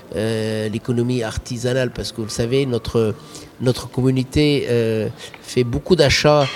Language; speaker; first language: French; non-native, local second language; Arabic